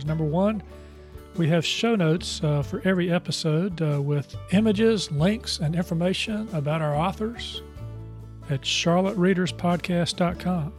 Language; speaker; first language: English; native; English